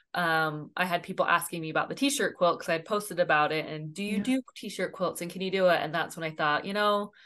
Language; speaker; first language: English; native; English